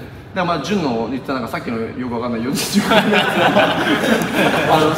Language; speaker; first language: Japanese; native; Japanese